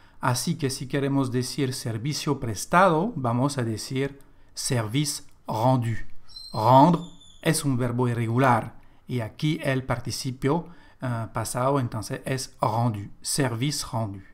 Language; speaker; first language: Spanish; non-native, fluent; French